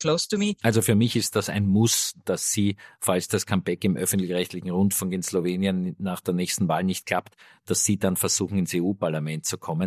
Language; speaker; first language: German; native; German